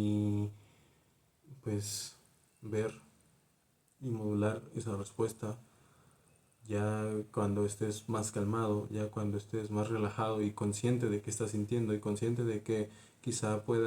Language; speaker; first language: Spanish; native; Spanish